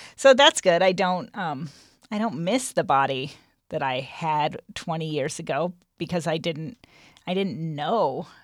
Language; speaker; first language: English; native; English